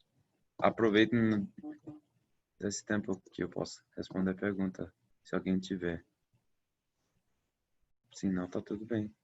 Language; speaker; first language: Portuguese; non-native, fluent; English